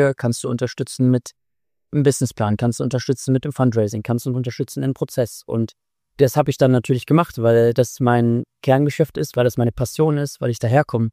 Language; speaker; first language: German; native; German